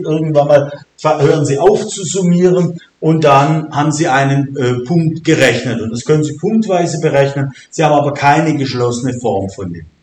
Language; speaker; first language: German; native; German